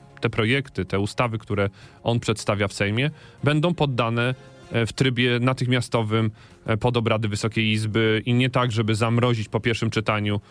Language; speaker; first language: Polish; native; Polish